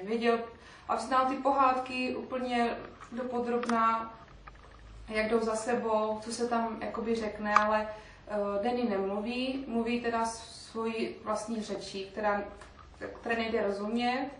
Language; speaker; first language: Czech; native; Czech